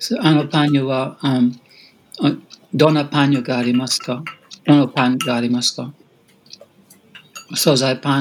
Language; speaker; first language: Japanese; non-native, learner; English